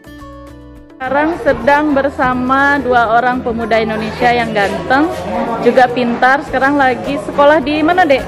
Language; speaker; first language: Indonesian; native; Indonesian